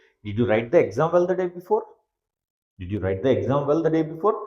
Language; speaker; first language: English; non-native, local second language; Telugu